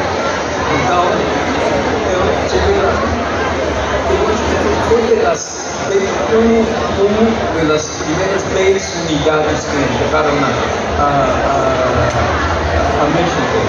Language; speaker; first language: Portuguese; non-native, learner; Spanish